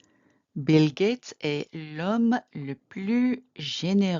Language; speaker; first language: French; non-native, fluent; English